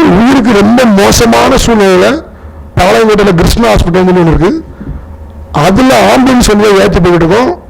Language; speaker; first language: Tamil; non-native, local second language; Telugu